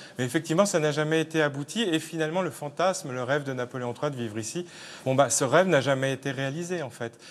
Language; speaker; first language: French; native; French